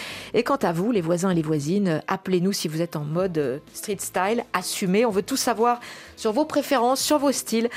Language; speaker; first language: French; native; French